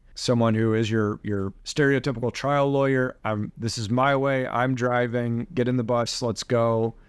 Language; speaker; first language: English; native; English